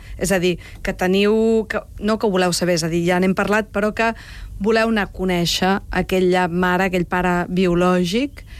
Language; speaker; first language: Catalan; native; Catalan